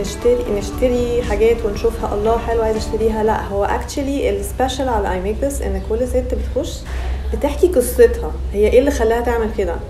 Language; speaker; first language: Arabic; native; Arabic